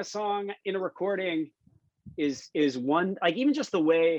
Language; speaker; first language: English; native; English